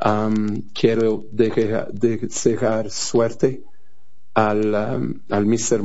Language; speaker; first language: Spanish; non-native, fluent; Portuguese